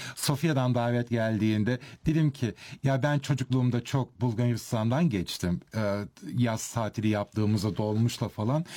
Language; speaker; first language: Turkish; early bilingual, heritage; Turkish